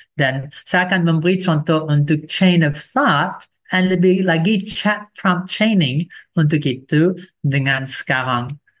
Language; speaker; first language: Indonesian; non-native, fluent; English